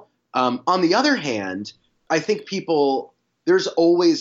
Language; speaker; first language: English; native; English